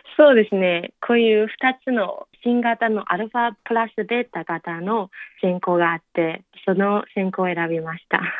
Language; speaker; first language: Japanese; non-native, learner; Chinese